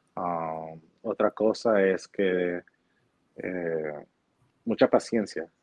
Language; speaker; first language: Spanish; early bilingual, heritage; Spanish